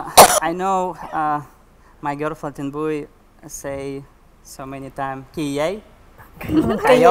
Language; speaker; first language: English; non-native, learner; Russian